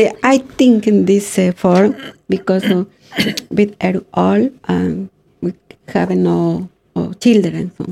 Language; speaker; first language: English; non-native, learner; Spanish